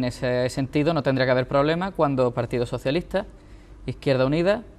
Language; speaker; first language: Spanish; native; Spanish